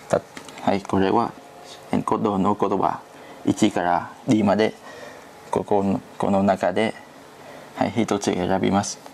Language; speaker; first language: Japanese; non-native, learner; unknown